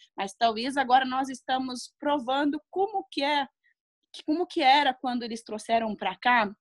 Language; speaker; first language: Portuguese; non-native, fluent; Hungarian